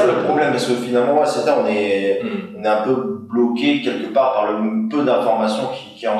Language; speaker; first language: French; native; French